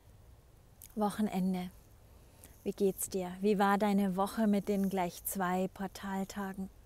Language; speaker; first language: German; native; German